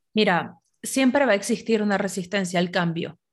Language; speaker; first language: Spanish; native; Spanish